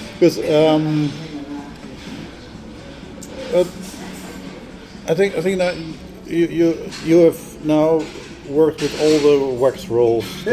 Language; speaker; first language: English; non-native, fluent; Dutch